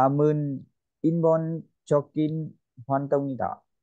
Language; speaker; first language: Korean; non-native, learner; Vietnamese